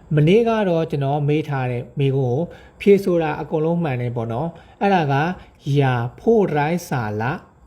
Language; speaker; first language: Burmese; native; Burmese